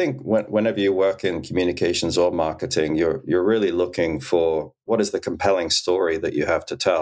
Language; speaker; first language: English; native; English